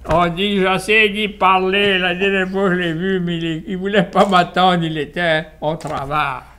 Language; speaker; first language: French; native; French